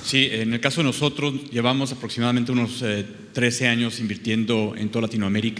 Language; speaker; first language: Spanish; native; Spanish